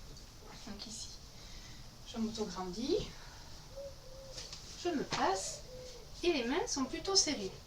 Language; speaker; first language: French; native; French